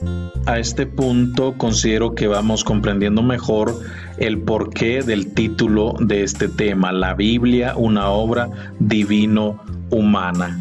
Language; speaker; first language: Spanish; native; Spanish